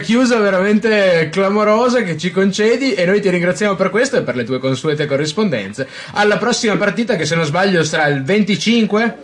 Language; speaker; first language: Italian; native; Italian